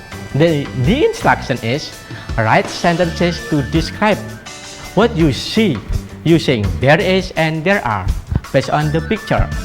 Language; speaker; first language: English; non-native, fluent; Indonesian